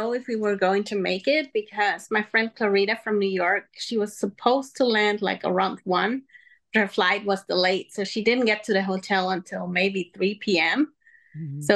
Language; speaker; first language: English; non-native, fluent; Spanish